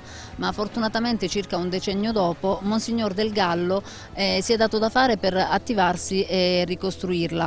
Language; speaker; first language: Italian; native; Italian